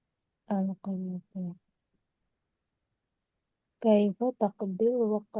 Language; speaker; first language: Arabic; non-native, learner; Indonesian